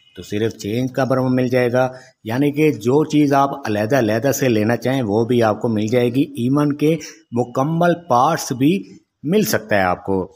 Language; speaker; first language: Urdu; non-native, local second language; Saraiki